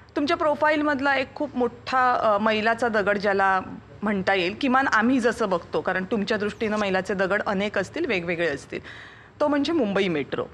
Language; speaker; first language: Marathi; native; Marathi